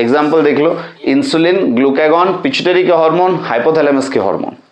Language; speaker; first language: Hindi; non-native, local second language; Marathi